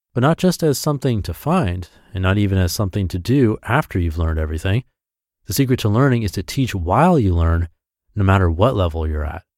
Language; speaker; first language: English; native; English